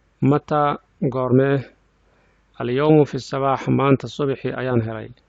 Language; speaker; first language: Arabic; non-native, fluent; Somali